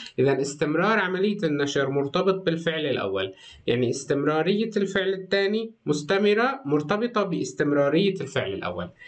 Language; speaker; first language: Arabic; native; Arabic